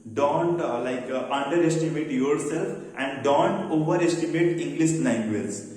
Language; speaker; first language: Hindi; non-native, local second language; Bhojpuri